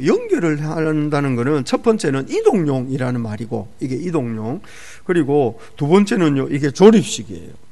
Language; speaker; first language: Korean; native; Korean